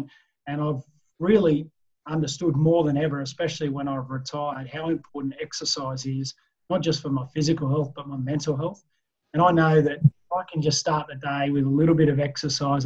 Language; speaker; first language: English; native; English